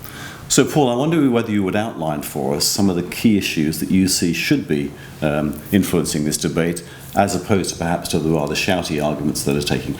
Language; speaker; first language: English; native; English